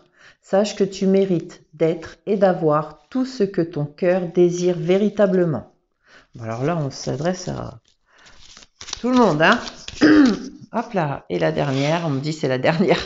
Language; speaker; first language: French; native; French